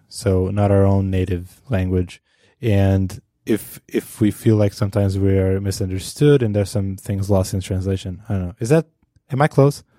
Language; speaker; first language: English; non-native, fluent; Portuguese